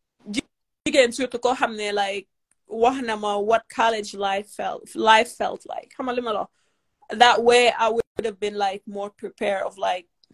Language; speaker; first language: English; non-native, fluent; Wolof